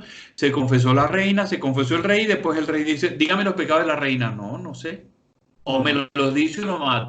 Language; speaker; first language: Spanish; native; Spanish